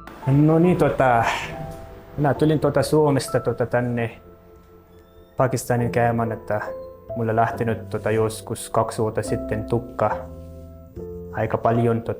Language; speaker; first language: Finnish; non-native, learner; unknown